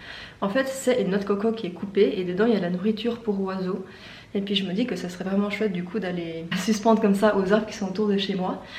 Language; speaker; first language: French; native; French